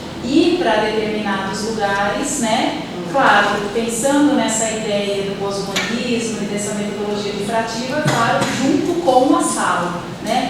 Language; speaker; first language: Portuguese; native; Portuguese